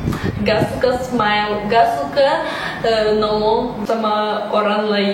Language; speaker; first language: Indonesian; non-native, learner; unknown